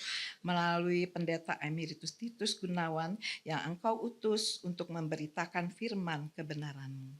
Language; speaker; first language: Indonesian; native; Indonesian